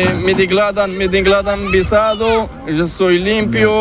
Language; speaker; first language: Spanish; non-native, learner; Arabic